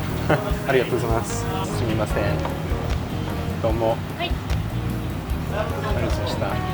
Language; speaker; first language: Japanese; non-native, learner; English